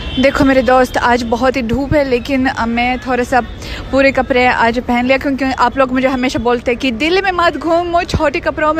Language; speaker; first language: Hindi; non-native, fluent; Russian